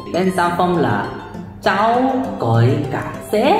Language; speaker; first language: Vietnamese; non-native, learner; Korean